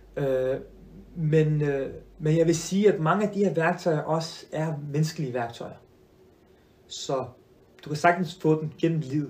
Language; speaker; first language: Danish; early bilingual, other home language; Arabic